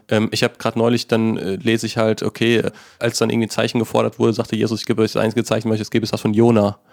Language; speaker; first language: German; native; German